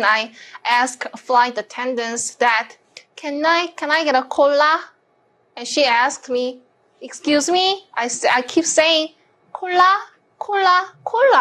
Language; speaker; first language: English; non-native, fluent; Korean